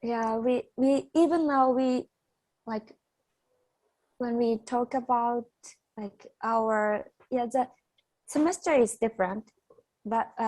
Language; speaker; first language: English; non-native, fluent; Japanese